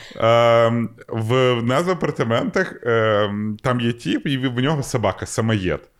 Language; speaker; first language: Ukrainian; non-native, local second language; Russian